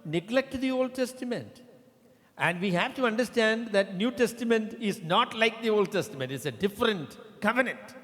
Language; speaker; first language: English; non-native, local second language; Malayalam